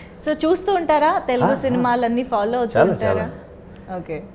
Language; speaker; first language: Telugu; native; Telugu